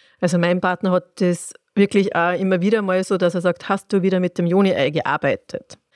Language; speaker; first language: German; native; German